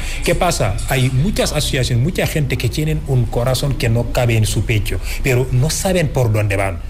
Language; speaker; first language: Spanish; non-native, fluent; Wolof